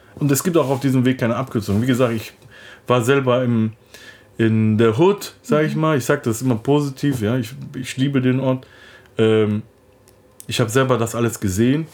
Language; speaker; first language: German; early bilingual, other home language; Turkish